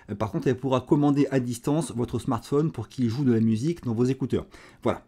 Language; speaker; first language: French; native; French